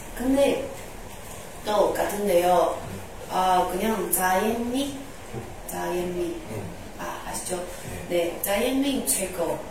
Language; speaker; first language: Korean; non-native, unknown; Chinese